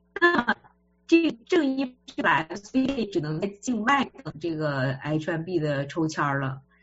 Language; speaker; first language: Chinese; native; Chinese